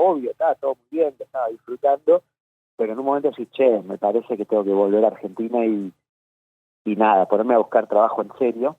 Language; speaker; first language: Spanish; native; Spanish